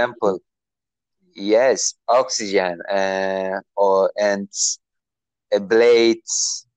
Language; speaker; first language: English; non-native, learner; Turkish